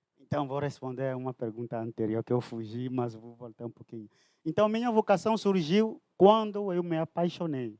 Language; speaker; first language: Portuguese; non-native, fluent; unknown